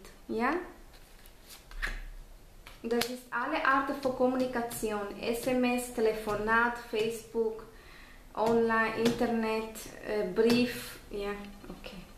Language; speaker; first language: German; non-native, fluent; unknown